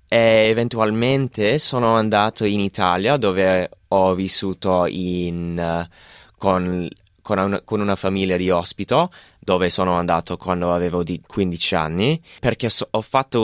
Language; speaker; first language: Italian; non-native, fluent; English